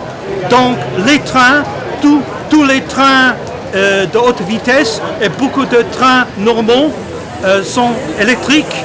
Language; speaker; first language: French; non-native, fluent; English